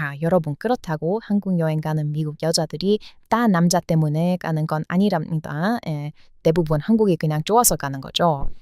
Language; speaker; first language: Korean; non-native, fluent; English